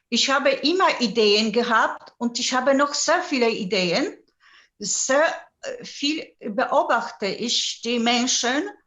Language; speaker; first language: German; non-native, fluent; Polish